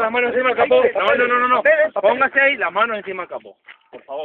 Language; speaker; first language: Spanish; native; Spanish